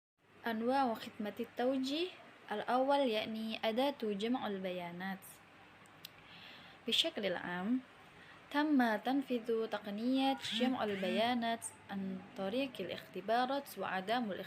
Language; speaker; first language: Arabic; non-native, learner; Indonesian